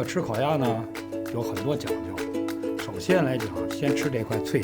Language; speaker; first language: Chinese; native; Chinese